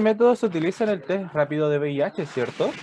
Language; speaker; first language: Spanish; native; Spanish